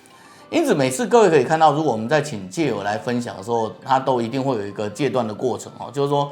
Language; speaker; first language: Chinese; native; Chinese